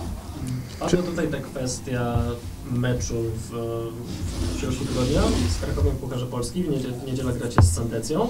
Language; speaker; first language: Polish; native; Polish